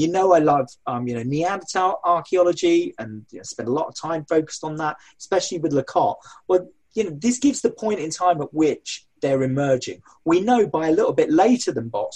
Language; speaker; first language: English; native; English